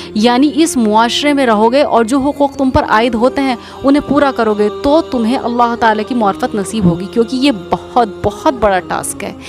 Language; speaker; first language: Urdu; native; Urdu